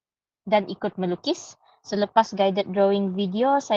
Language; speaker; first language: Malay; native; Malay